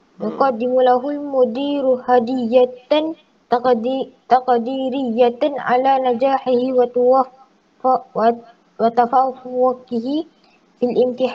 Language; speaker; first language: Arabic; non-native, learner; Malay